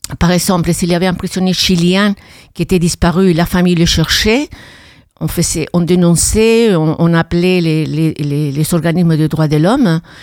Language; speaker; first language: French; non-native, fluent; Spanish